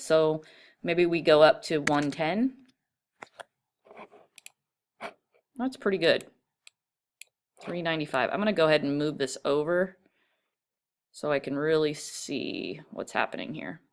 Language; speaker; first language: English; native; English